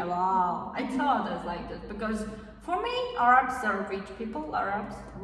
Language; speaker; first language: English; non-native, learner; Kazakh